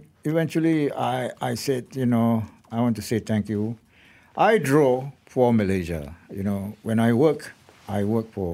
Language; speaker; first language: English; non-native, local second language; Malay